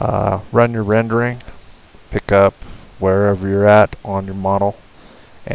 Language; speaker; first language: English; native; English